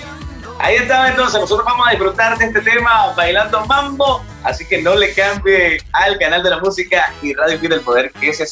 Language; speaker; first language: Spanish; native; Spanish